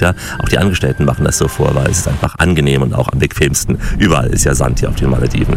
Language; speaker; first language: German; native; German